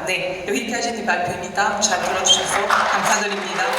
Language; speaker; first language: Korean; non-native, learner; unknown